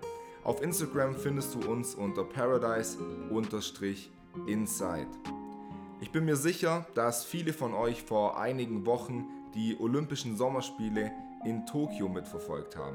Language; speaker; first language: German; native; German